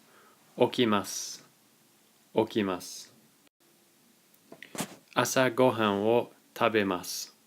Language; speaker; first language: Japanese; non-native, fluent; English